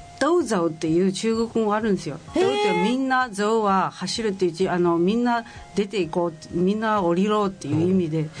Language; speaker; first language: Japanese; non-native, fluent; Chinese